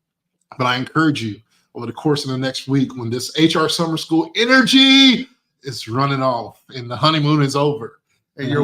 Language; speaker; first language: English; native; English